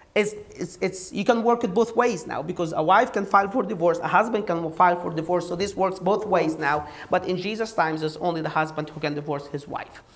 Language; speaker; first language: English; non-native, fluent; Arabic